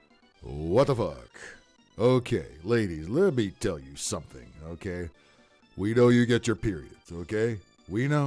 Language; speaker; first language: English; native; English